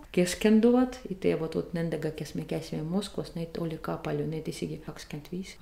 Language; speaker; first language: Estonian; non-native, learner; Russian